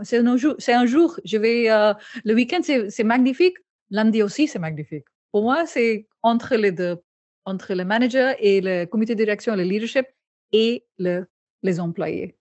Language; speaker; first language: French; non-native, learner; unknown